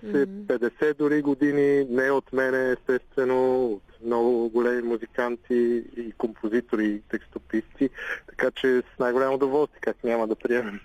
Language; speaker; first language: Bulgarian; native; Bulgarian